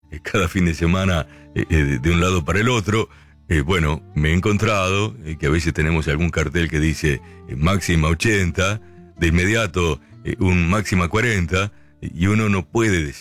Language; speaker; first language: Spanish; native; Spanish